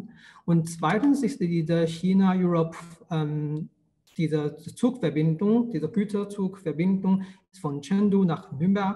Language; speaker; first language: German; non-native, fluent; Chinese